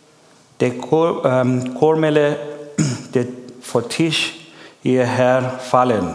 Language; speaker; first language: German; non-native, learner; Persian